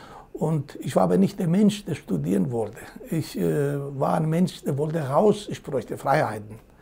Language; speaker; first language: German; non-native, fluent; Greek